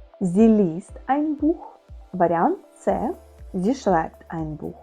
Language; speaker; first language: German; non-native, fluent; Ukrainian